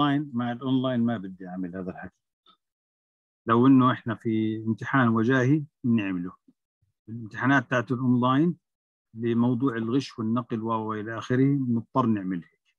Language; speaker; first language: Arabic; native; Arabic